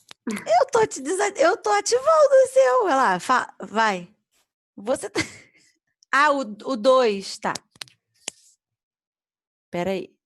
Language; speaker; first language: Portuguese; native; Portuguese